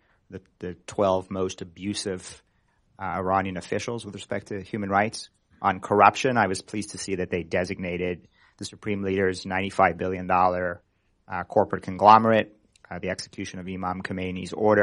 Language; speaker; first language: English; native; English